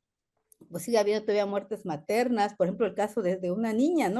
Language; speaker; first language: Spanish; native; Spanish